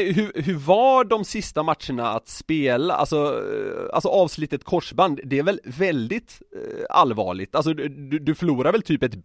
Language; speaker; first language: Swedish; native; Swedish